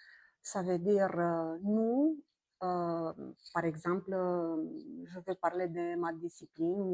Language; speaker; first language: French; non-native, fluent; Romanian